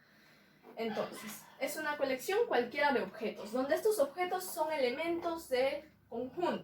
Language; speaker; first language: Spanish; native; Spanish